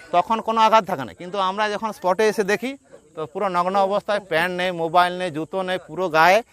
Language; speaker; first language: Bangla; native; Bangla